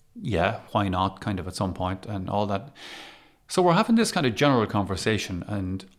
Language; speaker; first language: English; native; English